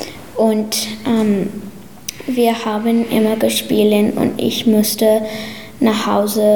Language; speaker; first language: German; early bilingual, heritage; English